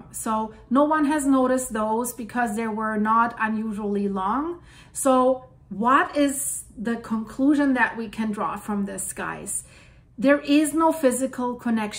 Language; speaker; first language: English; non-native, fluent; German